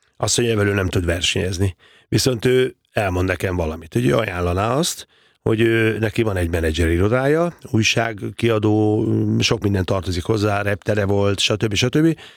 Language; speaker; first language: Hungarian; native; Hungarian